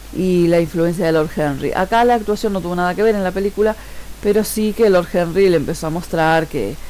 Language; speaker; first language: Spanish; native; Spanish